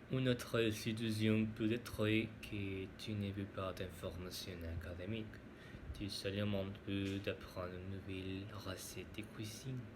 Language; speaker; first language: French; non-native, learner; Spanish